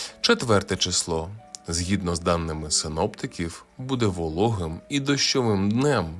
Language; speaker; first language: Ukrainian; native; Ukrainian